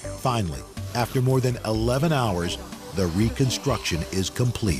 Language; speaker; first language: English; native; English